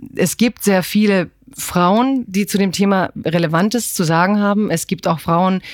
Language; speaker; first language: German; native; German